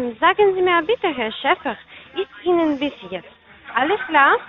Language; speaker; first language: German; non-native, fluent; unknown